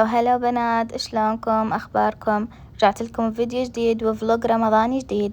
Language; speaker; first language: Arabic; native; Arabic